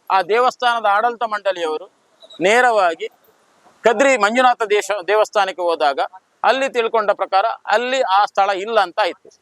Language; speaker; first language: Kannada; native; Kannada